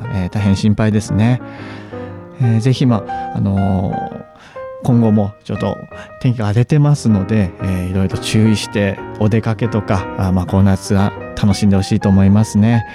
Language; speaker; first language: Japanese; native; Japanese